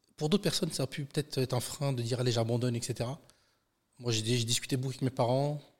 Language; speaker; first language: French; native; French